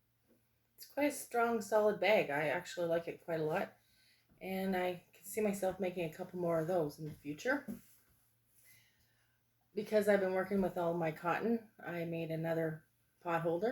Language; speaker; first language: English; native; English